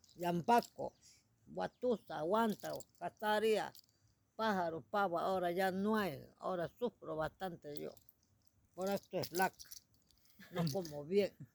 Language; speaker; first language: Spanish; non-native, local second language; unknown